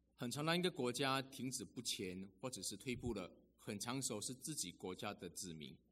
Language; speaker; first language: Chinese; native; Chinese